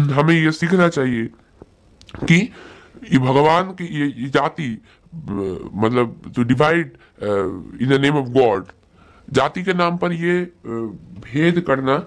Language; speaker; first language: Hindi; non-native, local second language; Bangla